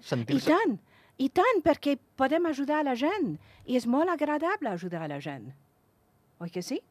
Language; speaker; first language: Catalan; non-native, fluent; English